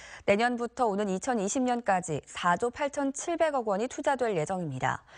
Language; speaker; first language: Korean; native; Korean